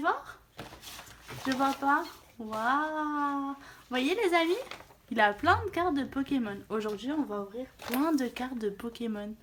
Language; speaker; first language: French; native; French